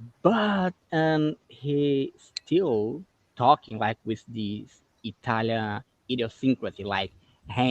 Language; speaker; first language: English; non-native, fluent; Portuguese